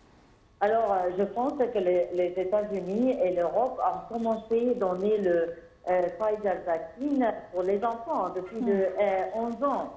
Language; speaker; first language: French; non-native, fluent; Arabic